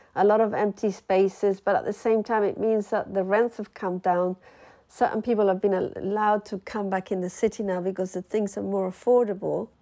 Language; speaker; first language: English; early bilingual, other home language; Spanish